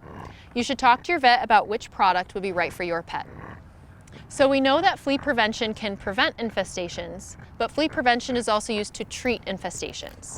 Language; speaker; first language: English; native; English